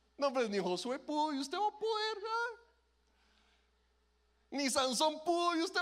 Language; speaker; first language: Spanish; native; Spanish